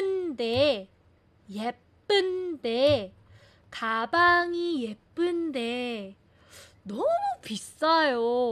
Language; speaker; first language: Korean; non-native, fluent; Filipino